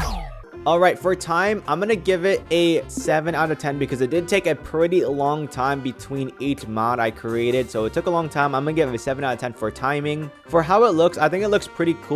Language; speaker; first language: English; native; English